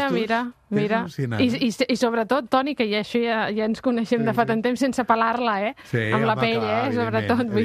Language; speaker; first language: Catalan; native; Catalan